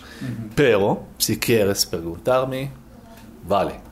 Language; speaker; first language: Spanish; non-native, learner; Hebrew